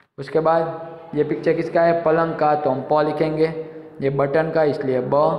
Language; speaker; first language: Hindi; non-native, local second language; Gujarati